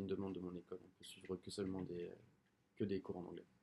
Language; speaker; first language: French; native; French